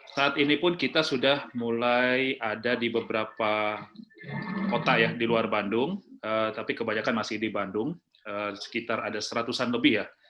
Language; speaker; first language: Indonesian; native; Indonesian